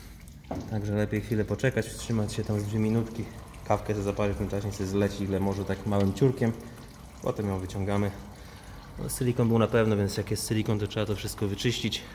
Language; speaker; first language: Polish; native; Polish